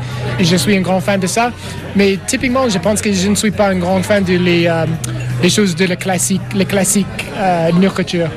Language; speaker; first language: French; non-native, fluent; English